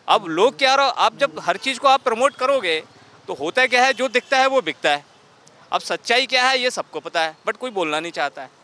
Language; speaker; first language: Hindi; native; Hindi